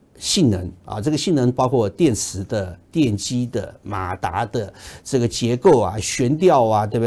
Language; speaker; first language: Chinese; native; Chinese